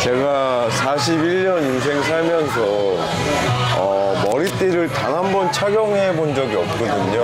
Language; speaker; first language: Korean; native; Korean